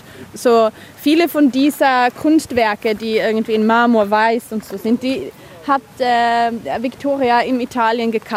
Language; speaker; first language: German; non-native, fluent; Swedish